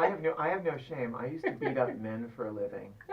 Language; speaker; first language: English; native; English